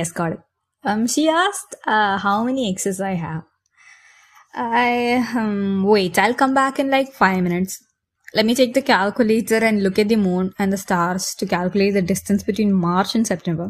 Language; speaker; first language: English; non-native, local second language; Malayalam